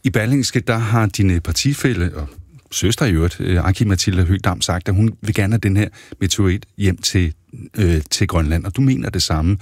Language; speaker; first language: Danish; native; Danish